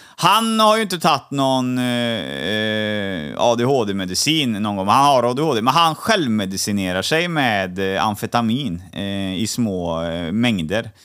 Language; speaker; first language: Swedish; native; Swedish